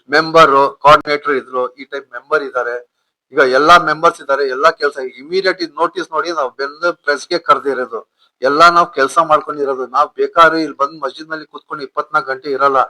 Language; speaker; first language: Kannada; non-native, local second language; Urdu